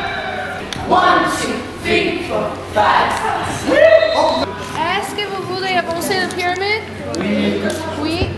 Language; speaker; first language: French; non-native, learner; English